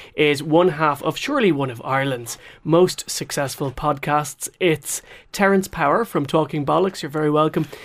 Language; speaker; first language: English; native; English